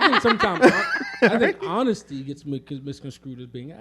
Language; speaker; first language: English; native; English